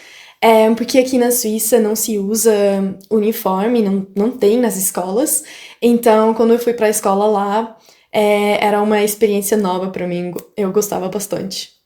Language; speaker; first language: Portuguese; non-native, fluent; German